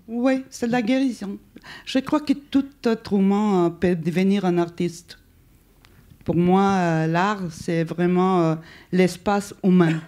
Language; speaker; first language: French; non-native, fluent; Spanish